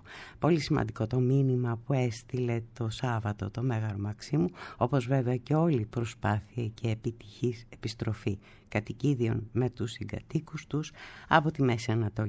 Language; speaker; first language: Greek; native; Greek